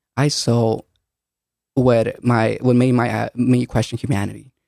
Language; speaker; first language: English; early bilingual, other home language; Spanish